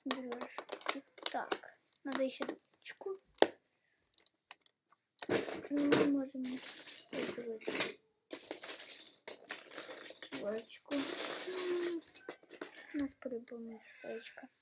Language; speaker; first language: Russian; early bilingual, heritage; Russian